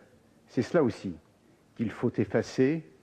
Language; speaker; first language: French; native; French